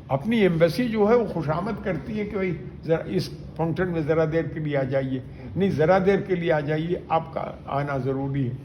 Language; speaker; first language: Urdu; native; Urdu